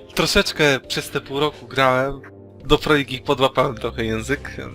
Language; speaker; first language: Polish; native; Polish